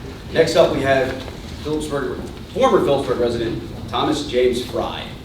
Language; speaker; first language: English; native; English